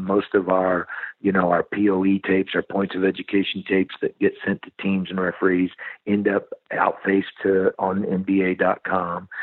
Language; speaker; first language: English; native; English